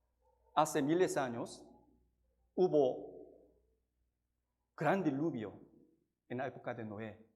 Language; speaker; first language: Spanish; non-native, fluent; Korean